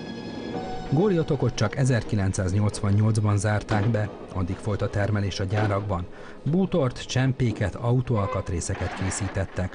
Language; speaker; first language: Hungarian; native; Hungarian